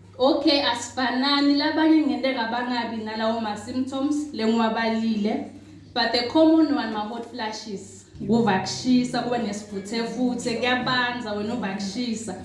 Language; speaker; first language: Zulu; non-native, local second language; Swati